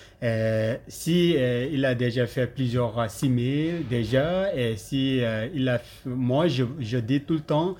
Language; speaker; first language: French; non-native, learner; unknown